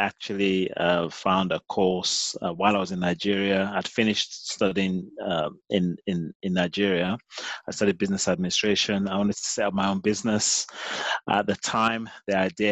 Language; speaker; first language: English; native; English